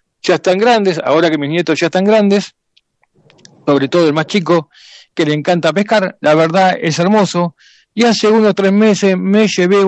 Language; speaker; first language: Spanish; native; Spanish